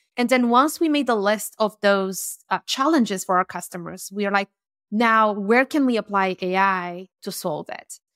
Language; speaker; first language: English; non-native, fluent; Romanian